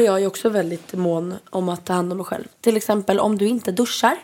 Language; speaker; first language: Swedish; native; Swedish